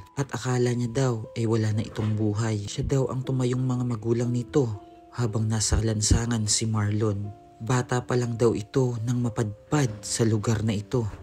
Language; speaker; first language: Filipino; native; Filipino